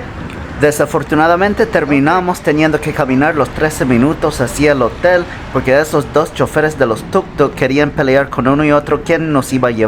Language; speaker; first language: Spanish; non-native, fluent; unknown